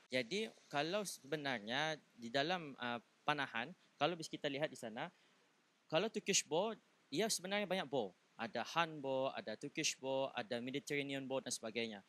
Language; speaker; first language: Malay; native; Malay